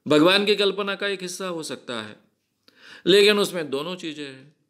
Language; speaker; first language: Hindi; non-native, local second language; Marathi